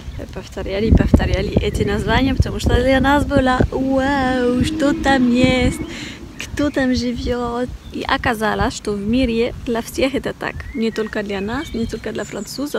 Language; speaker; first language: Russian; non-native, fluent; French